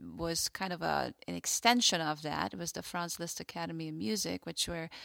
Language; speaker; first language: English; non-native, fluent; Hungarian